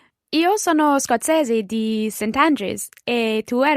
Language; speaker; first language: Italian; non-native, learner; English